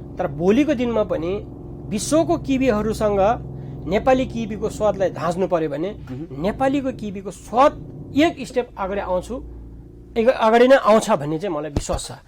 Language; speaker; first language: Nepali; non-native, local second language; Sherpa